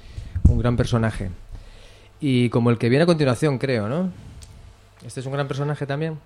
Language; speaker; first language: Spanish; native; Spanish